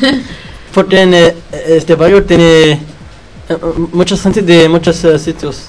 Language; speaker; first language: Spanish; non-native, learner; Arabic